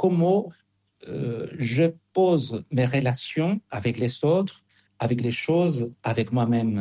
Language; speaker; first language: French; non-native, fluent; Spanish